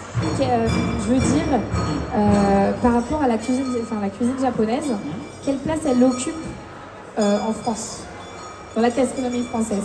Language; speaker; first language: French; native; French